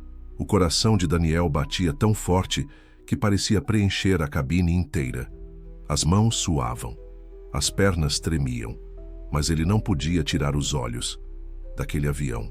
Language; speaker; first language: Portuguese; native; Portuguese